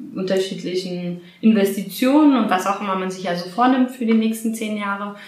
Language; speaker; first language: German; native; German